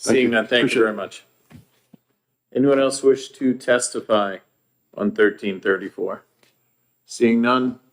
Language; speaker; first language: English; native; English